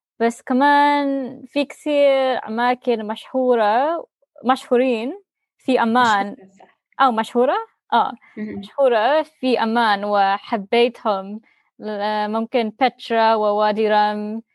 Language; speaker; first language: Arabic; non-native, learner; English